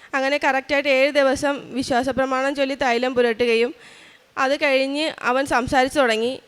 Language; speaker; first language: Malayalam; native; Malayalam